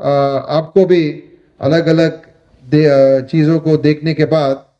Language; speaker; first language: Hindi; non-native, local second language; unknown